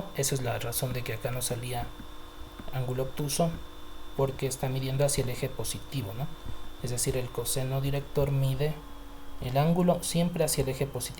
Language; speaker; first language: Spanish; native; Spanish